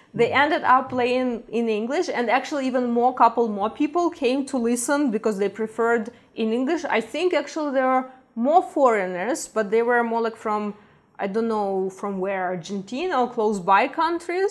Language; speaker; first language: English; non-native, fluent; Ukrainian